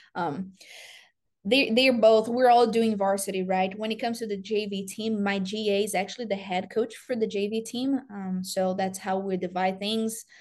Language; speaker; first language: English; non-native, fluent; Portuguese